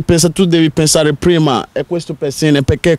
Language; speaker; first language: Italian; non-native, learner; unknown